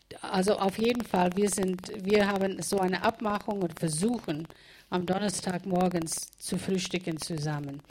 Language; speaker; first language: German; non-native, fluent; English